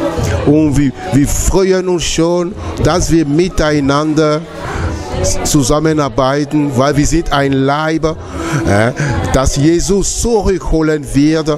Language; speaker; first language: German; non-native, fluent; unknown